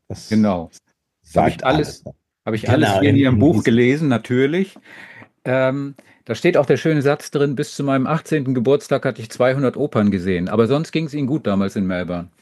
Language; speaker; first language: German; native; German